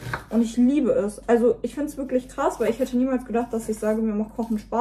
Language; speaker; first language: German; native; German